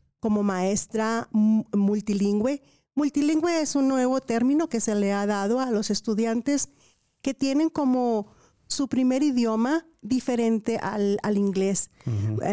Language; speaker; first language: Spanish; native; Spanish